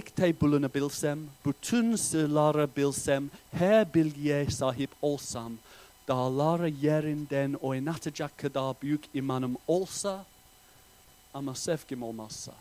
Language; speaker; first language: Turkish; non-native, fluent; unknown